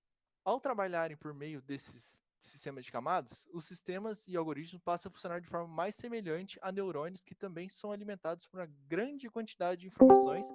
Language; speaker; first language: Portuguese; native; Portuguese